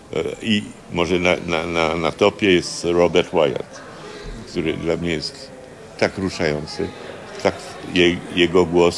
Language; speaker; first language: Polish; non-native, fluent; French